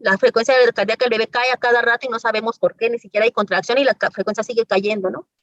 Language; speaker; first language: Spanish; native; Spanish